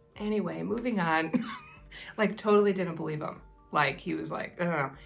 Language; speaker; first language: English; native; English